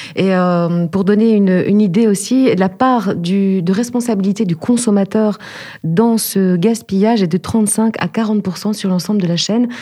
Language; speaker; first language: French; native; French